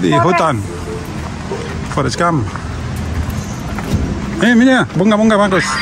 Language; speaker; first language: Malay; non-native, learner; Spanish